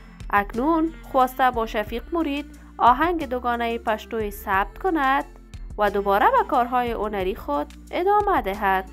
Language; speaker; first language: Persian; native; Persian